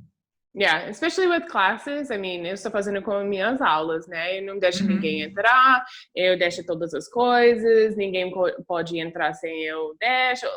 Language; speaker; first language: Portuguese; non-native, fluent; English